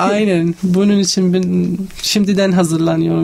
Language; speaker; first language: Turkish; non-native, learner; Arabic